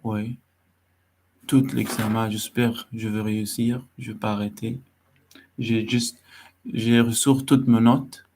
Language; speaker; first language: French; non-native, learner; Arabic